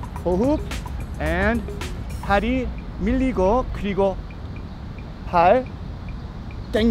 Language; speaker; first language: Korean; non-native, fluent; English